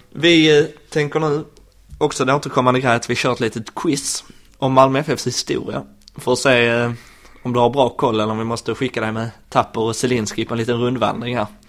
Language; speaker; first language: Swedish; native; Swedish